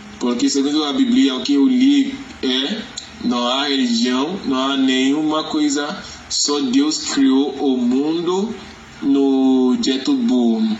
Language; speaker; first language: Portuguese; non-native, learner; Yoruba